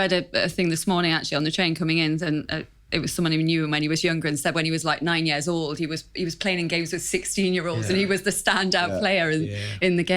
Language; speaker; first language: English; native; English